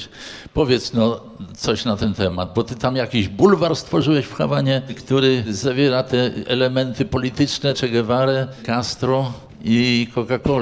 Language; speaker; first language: Polish; native; Polish